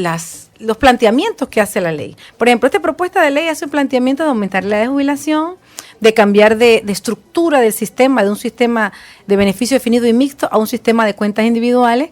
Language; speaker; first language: Spanish; native; Spanish